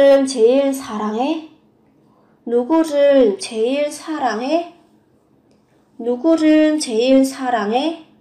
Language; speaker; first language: Korean; non-native, fluent; Vietnamese